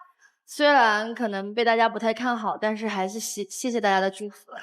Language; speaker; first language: Chinese; native; Chinese